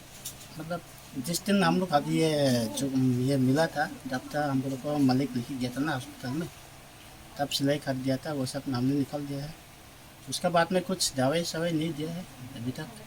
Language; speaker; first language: Hindi; non-native, local second language; Garo